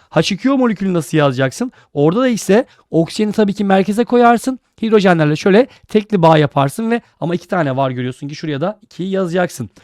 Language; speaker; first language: Turkish; native; Turkish